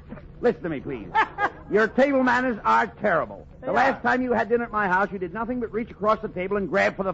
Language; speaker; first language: English; native; English